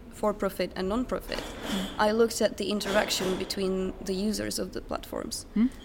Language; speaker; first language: English; non-native, fluent; Czech